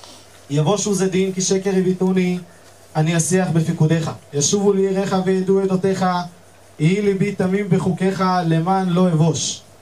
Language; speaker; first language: Hebrew; native; Hebrew